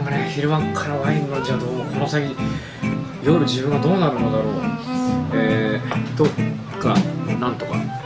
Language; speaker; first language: Japanese; native; Japanese